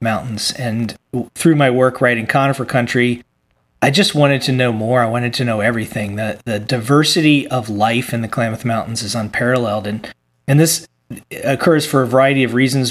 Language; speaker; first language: English; native; English